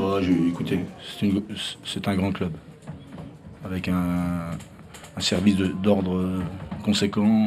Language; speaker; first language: French; native; French